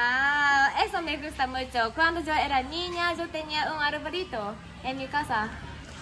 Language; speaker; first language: Spanish; non-native, learner; Japanese